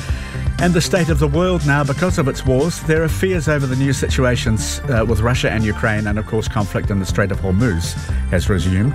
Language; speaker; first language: English; native; English